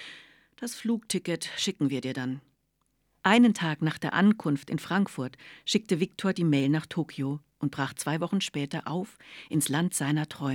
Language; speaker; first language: German; native; German